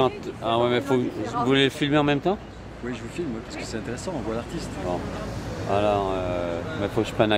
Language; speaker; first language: French; native; French